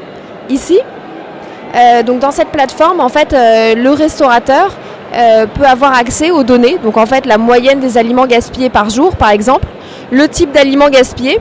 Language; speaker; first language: French; native; French